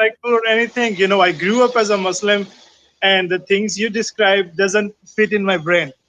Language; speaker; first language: English; non-native, fluent; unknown